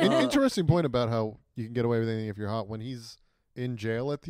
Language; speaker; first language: English; native; English